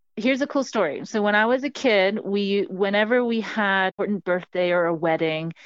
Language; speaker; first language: English; non-native, local second language; Cantonese